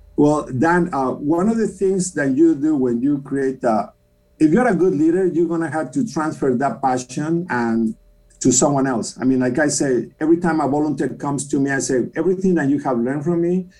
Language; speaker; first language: English; non-native, fluent; Spanish